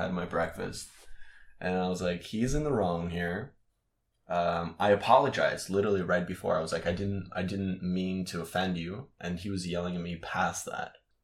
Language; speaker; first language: English; non-native, fluent; Russian